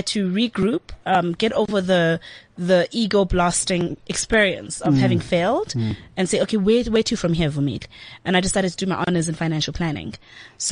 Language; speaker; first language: English; non-native, local second language; Zulu